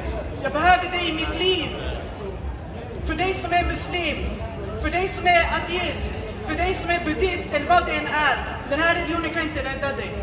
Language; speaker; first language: Swedish; non-native, fluent; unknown